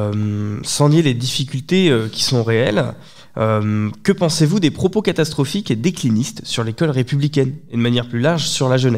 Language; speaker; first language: French; native; French